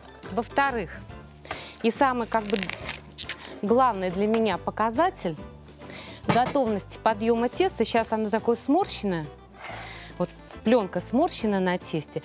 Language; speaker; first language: Russian; native; Russian